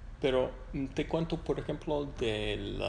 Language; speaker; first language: Spanish; non-native, fluent; English